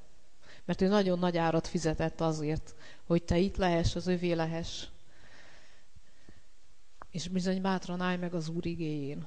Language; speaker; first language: Hungarian; native; Hungarian